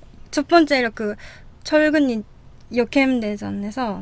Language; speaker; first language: Korean; non-native, fluent; Japanese